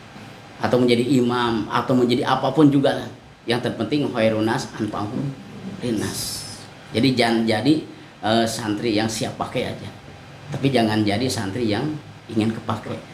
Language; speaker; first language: Indonesian; non-native, local second language; Sundanese